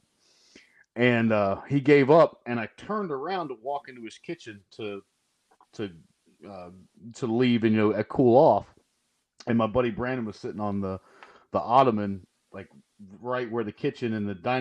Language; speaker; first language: English; native; English